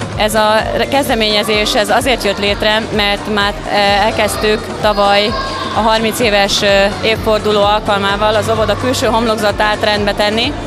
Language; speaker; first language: Hungarian; native; Hungarian